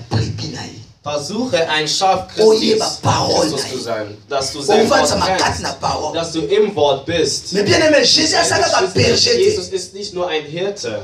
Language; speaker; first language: German; non-native, learner; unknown